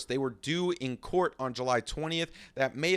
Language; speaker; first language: English; native; English